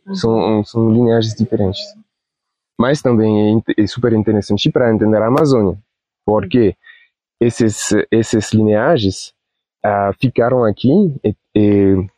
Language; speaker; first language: Portuguese; non-native, fluent; Spanish